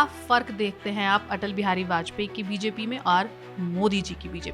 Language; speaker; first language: Hindi; native; Hindi